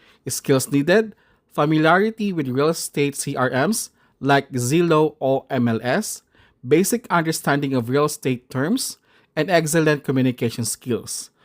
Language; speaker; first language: English; non-native, local second language; Filipino